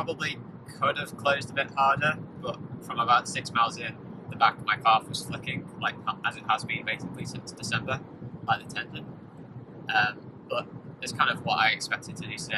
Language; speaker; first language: English; native; English